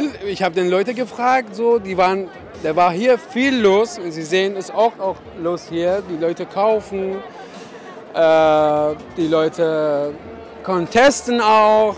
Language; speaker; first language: German; non-native, learner; Persian